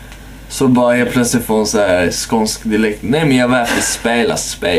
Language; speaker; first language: Swedish; native; Swedish